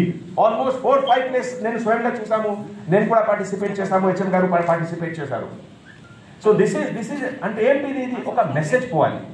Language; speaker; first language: Telugu; non-native, fluent; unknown